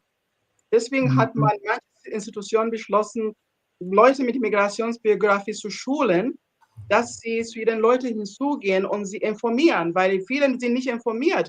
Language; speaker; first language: German; non-native, fluent; Ganda